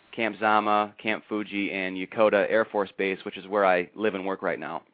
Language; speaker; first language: English; native; English